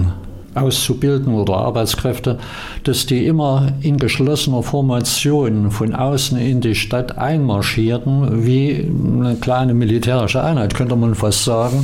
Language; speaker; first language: German; native; German